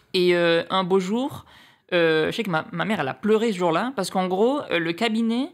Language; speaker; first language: French; native; French